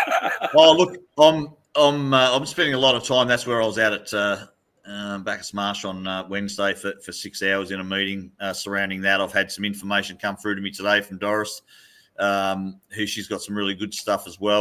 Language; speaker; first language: English; native; English